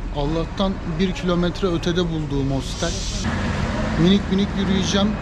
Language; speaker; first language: Turkish; native; Turkish